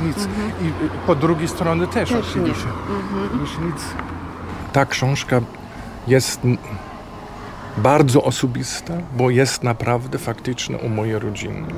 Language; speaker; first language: Polish; non-native, fluent; German